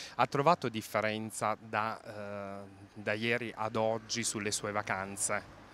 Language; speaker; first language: Italian; native; Italian